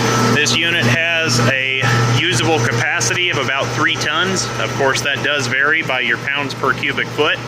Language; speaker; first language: English; native; English